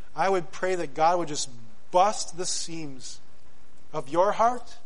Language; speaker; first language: English; native; English